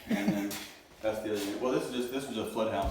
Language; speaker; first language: English; native; English